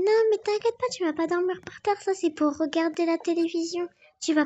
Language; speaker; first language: French; native; French